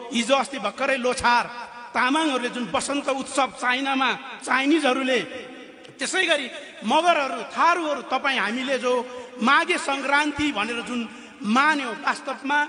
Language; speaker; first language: Nepali; non-native, local second language; Eastern Tamang